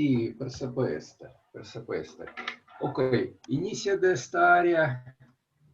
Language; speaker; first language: Spanish; non-native, fluent; Russian